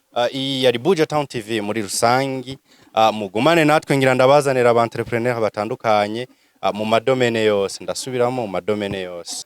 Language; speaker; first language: Rundi; native; Rundi